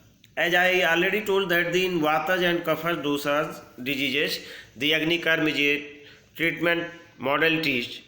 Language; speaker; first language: English; non-native, local second language; Hindi